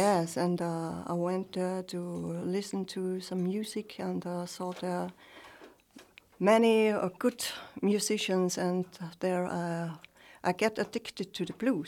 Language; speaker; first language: English; non-native, fluent; German